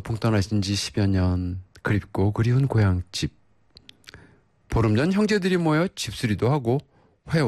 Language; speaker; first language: Korean; native; Korean